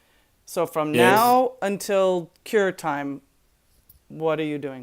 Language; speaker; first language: English; native; English